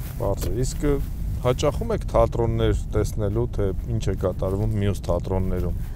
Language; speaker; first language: Armenian; native; Armenian